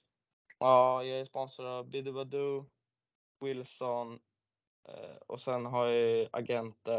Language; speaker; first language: Swedish; native; Swedish